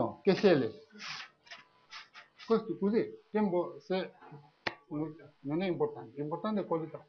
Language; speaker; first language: Italian; non-native, learner; Tibetan